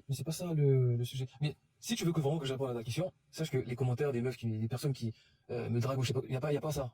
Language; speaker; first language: French; native; French